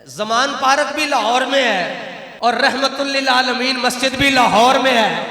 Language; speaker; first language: Urdu; non-native, local second language; Punjabi